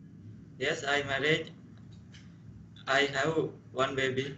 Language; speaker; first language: English; non-native, learner; Sinhala